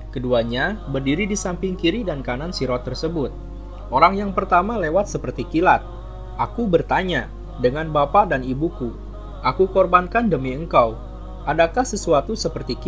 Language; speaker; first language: Indonesian; native; Indonesian